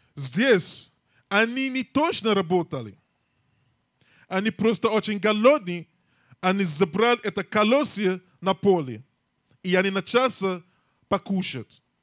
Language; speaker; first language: Russian; non-native, learner; English